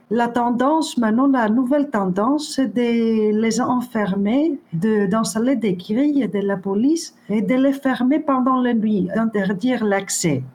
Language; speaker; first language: French; non-native, fluent; Greek